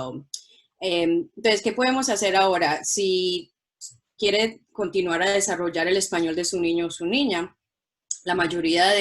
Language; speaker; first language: Spanish; non-native, local second language; English